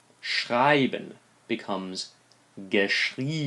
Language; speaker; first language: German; non-native, fluent; English